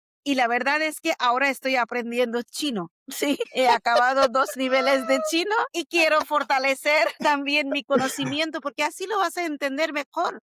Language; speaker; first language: Spanish; non-native, fluent; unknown